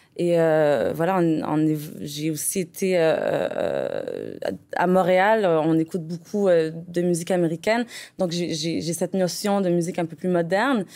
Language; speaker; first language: French; native; French